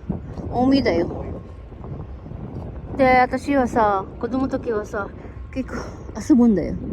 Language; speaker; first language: Japanese; non-native, learner; Filipino